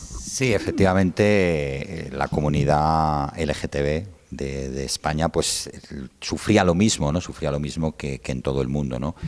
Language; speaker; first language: Spanish; native; Spanish